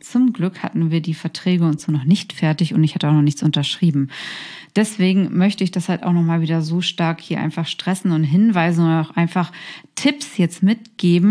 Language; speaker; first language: German; native; German